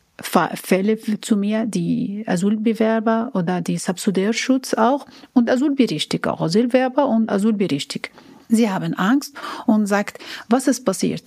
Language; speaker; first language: German; non-native, learner; Arabic